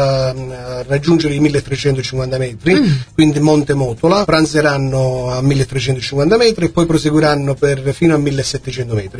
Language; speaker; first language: Italian; native; Italian